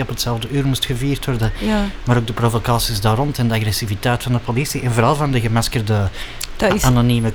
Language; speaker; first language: Dutch; native; Dutch